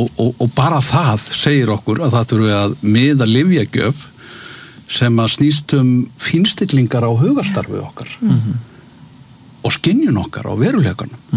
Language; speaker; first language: Icelandic; native; Icelandic